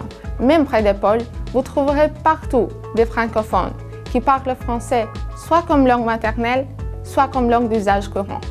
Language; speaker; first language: French; non-native, learner; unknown